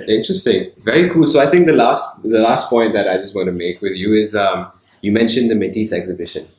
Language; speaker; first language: English; non-native, local second language; Urdu